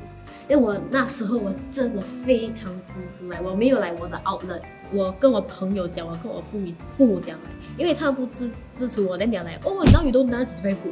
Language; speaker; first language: Chinese; non-native, local second language; English